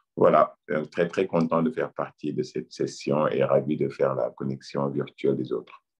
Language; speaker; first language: French; non-native, local second language; Wolof